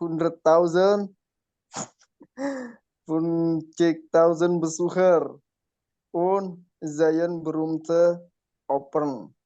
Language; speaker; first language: German; non-native, learner; Indonesian